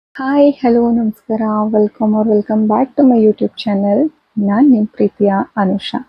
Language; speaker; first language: Kannada; native; Kannada